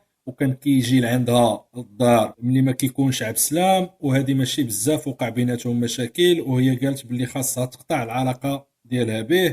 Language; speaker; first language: Arabic; native; Arabic